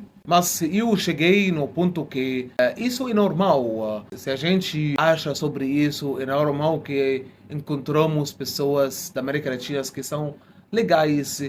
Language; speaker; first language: Portuguese; non-native, fluent; Arabic